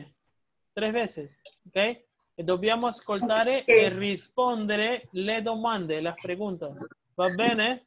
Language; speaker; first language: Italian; non-native, fluent; Spanish